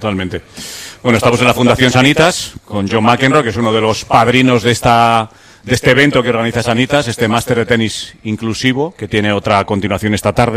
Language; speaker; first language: Spanish; native; Spanish